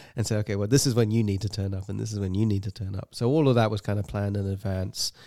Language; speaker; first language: English; native; English